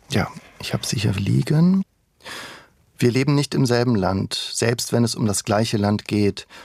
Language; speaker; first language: German; early bilingual, other home language; Croatian